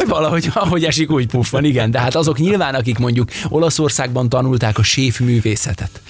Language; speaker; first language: Hungarian; native; Hungarian